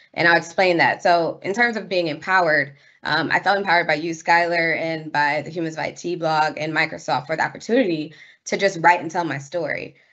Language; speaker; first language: English; native; English